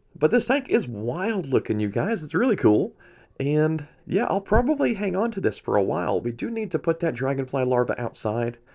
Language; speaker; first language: English; native; English